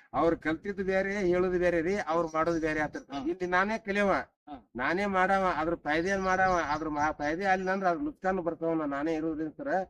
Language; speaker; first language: Kannada; native; Kannada